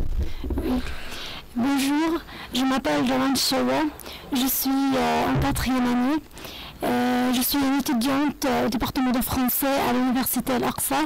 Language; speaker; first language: French; non-native, learner; Arabic